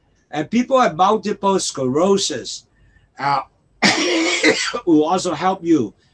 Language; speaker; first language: English; non-native, local second language; Cantonese